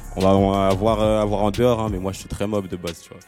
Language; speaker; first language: French; native; French